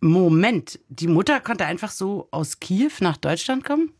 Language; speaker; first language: German; native; German